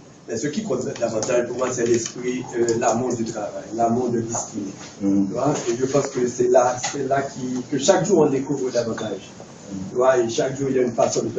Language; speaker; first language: French; non-native, local second language; Haitian Creole